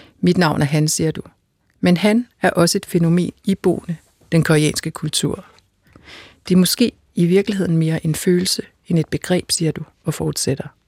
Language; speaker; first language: Danish; native; Danish